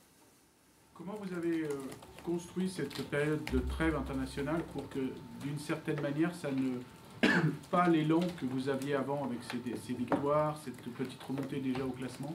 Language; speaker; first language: French; native; French